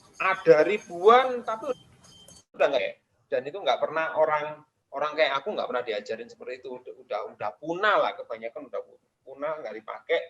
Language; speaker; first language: Indonesian; non-native, fluent; English